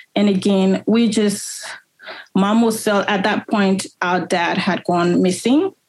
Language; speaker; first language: English; native; English